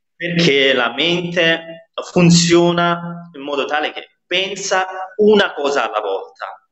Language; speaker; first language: Italian; non-native, fluent; Nepali